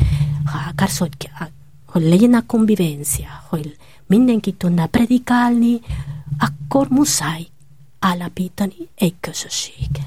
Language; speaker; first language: Hungarian; non-native, learner; Spanish